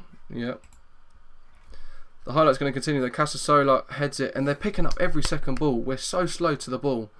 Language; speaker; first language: English; native; English